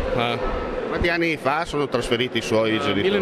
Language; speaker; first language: Italian; native; Italian